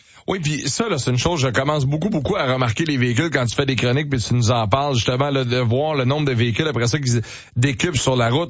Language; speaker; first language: French; native; French